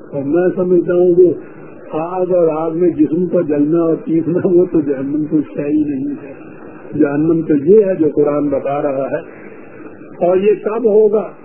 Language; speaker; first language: Urdu; non-native, local second language; Punjabi